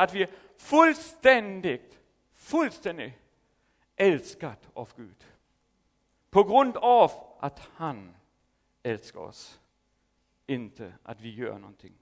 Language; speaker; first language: Swedish; non-native, fluent; German